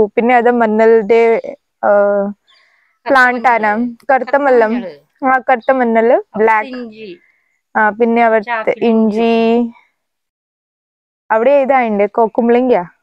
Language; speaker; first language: Malayalam; non-native, learner; Hindi